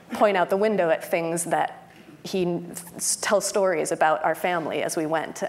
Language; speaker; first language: English; native; English